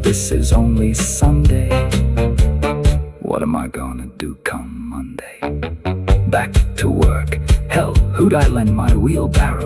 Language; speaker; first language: English; native; English